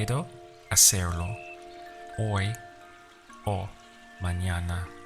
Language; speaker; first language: Spanish; non-native, fluent; English